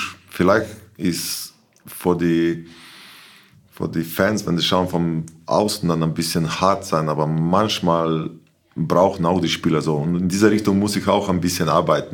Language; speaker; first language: German; non-native, learner; Slovenian